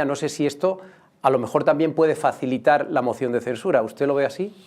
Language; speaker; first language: Spanish; native; Spanish